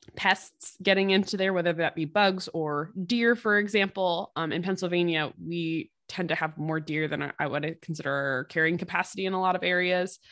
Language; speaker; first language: English; native; English